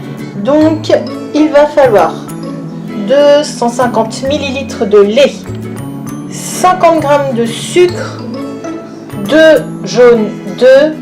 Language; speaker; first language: French; native; French